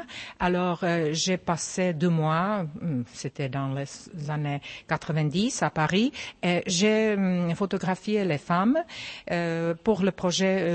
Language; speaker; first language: French; non-native, fluent; Czech